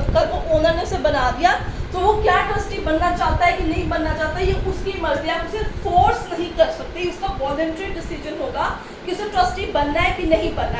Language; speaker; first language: Hindi; native; Hindi